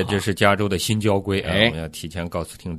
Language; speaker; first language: Chinese; native; Chinese